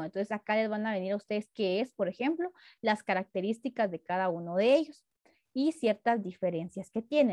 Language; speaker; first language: Spanish; native; Spanish